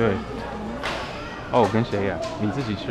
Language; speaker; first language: Chinese; non-native, learner; English